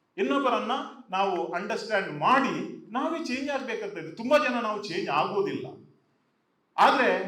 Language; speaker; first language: Kannada; non-native, local second language; Tulu